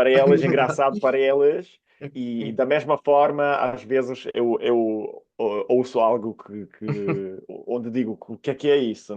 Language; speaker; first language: Portuguese; non-native, fluent; Italian